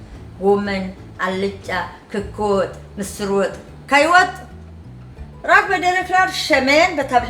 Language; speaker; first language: Hebrew; non-native, learner; Amharic